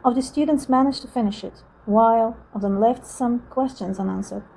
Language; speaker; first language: English; non-native, fluent; Azerbaijani